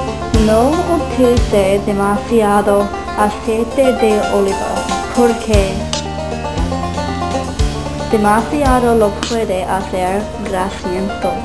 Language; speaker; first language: Spanish; non-native, learner; English